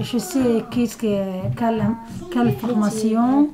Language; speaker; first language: French; non-native, learner; Somali